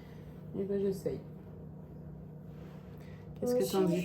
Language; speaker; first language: French; native; French